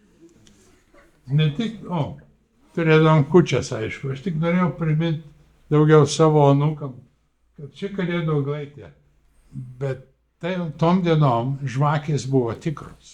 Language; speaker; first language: Lithuanian; native; Lithuanian